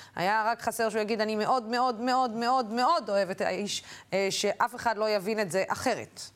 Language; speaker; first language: Hebrew; non-native, local second language; Arabic